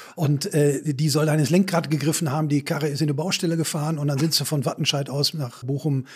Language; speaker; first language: German; native; German